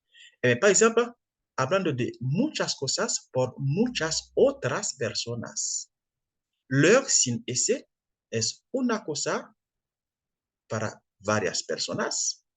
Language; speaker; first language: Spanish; non-native, fluent; French